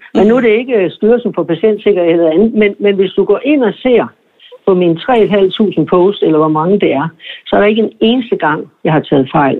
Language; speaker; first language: Danish; native; Danish